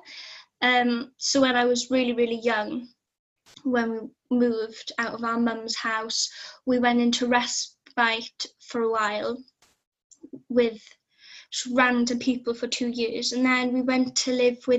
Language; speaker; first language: English; native; English